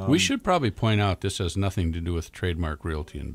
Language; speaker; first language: English; native; English